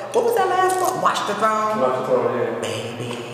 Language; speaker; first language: English; native; English